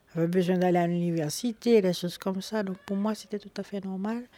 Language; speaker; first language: French; non-native, local second language; Haitian Creole